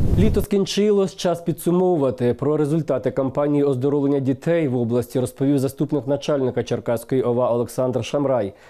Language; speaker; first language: Ukrainian; native; Ukrainian